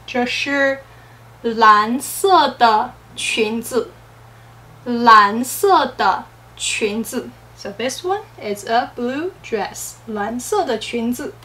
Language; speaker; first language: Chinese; non-native, fluent; English